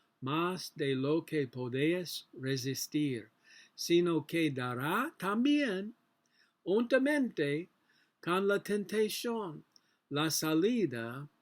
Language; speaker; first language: Spanish; non-native, learner; English